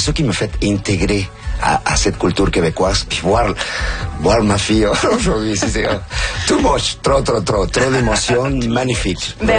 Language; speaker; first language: French; non-native, fluent; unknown